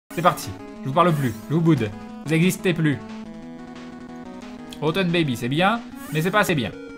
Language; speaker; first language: French; native; French